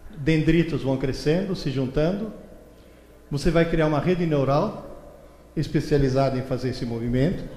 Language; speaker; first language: Portuguese; early bilingual, other home language; Italian